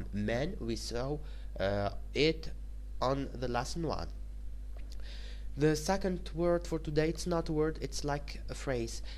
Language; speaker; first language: English; non-native, fluent; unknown